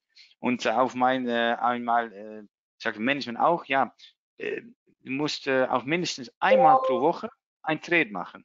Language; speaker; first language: German; non-native, learner; Dutch